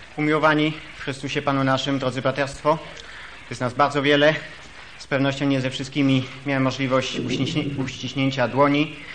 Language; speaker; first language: Polish; early bilingual, heritage; Polish